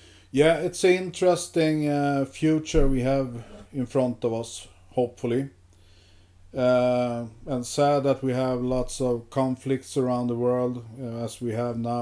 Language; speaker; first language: English; non-native, fluent; Swedish